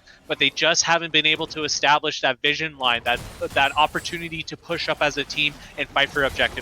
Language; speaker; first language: English; native; English